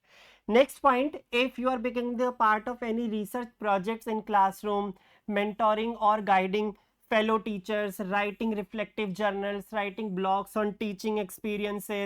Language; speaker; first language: English; non-native, local second language; Hindi